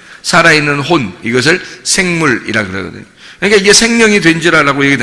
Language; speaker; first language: Korean; native; Korean